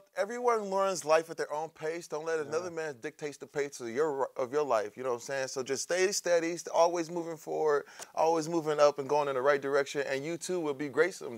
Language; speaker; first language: English; native; English